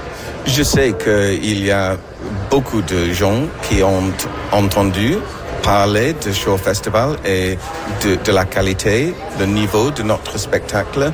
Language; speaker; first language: French; non-native, learner; English